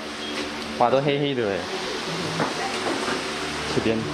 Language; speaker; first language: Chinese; early bilingual, heritage; Chinese